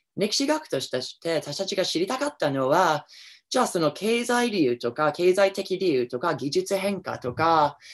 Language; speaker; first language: Japanese; non-native, fluent; English